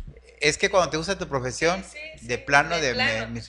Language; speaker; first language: Spanish; native; Spanish